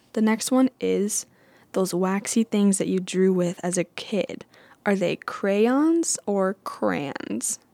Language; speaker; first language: English; native; English